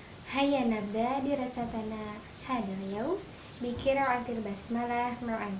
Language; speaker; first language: Arabic; non-native, learner; Indonesian